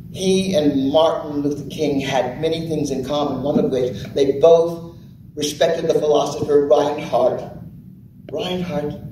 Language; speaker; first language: English; native; English